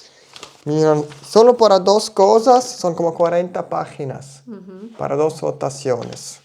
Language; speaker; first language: Spanish; non-native, learner; German